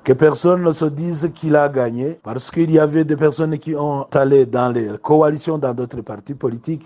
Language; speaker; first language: French; non-native, local second language; Rundi